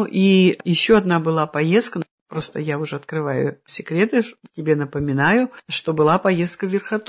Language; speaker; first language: Russian; native; Russian